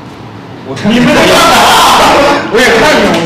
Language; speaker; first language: Chinese; native; Chinese